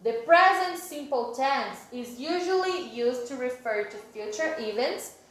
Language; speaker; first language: English; non-native, fluent; Portuguese